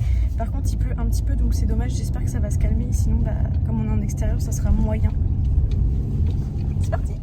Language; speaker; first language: French; native; French